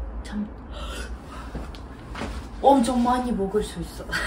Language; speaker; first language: Korean; non-native, fluent; Russian